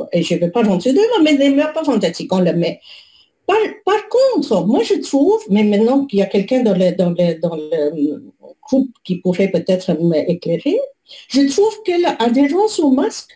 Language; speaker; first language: French; non-native, fluent; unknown